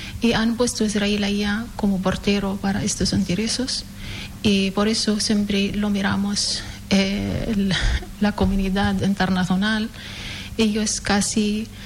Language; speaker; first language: Spanish; non-native, learner; Arabic